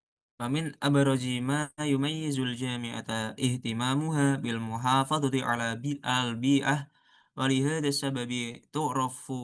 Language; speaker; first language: Arabic; non-native, learner; Indonesian